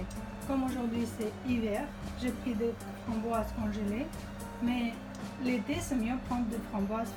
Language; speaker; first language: French; non-native, fluent; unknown